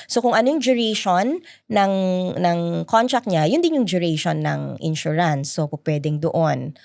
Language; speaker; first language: Filipino; native; Filipino